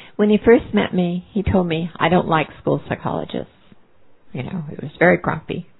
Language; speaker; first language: English; native; English